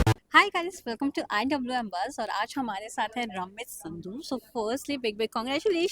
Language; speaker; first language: Hindi; native; Hindi